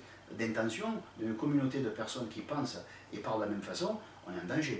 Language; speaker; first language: French; native; French